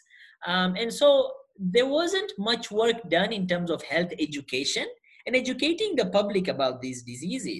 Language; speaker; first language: English; non-native, local second language; Gujarati